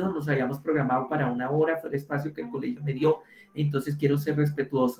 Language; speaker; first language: Spanish; native; Spanish